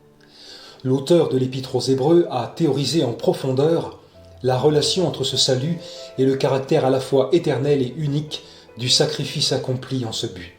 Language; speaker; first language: French; native; French